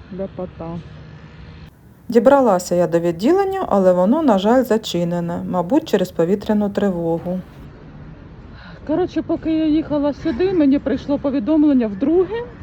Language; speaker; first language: Ukrainian; native; Ukrainian